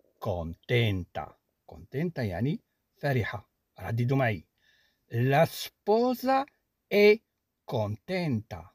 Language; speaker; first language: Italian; non-native, fluent; Arabic